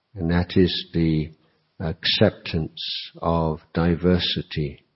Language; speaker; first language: English; native; English